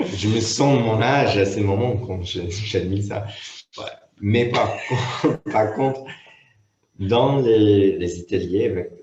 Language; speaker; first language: French; non-native, fluent; English